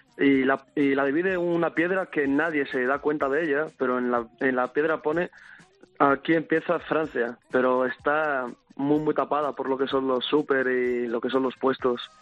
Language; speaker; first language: Spanish; early bilingual, other home language; Arabic